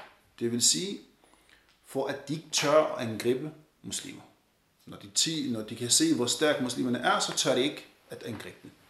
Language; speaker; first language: Danish; early bilingual, other home language; Arabic